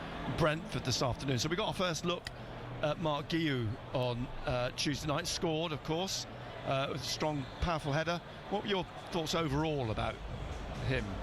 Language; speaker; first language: English; native; English